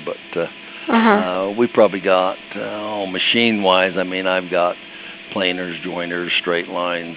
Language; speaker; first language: English; native; English